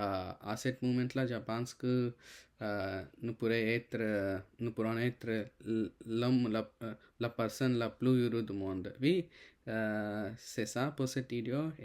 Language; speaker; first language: French; non-native, learner; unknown